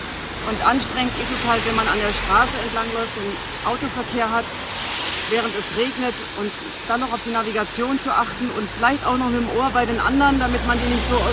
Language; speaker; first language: German; native; German